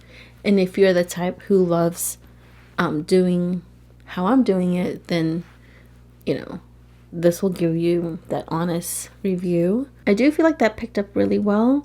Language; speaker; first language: English; native; English